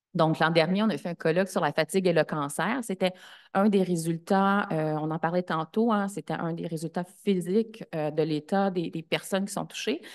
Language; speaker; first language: French; native; French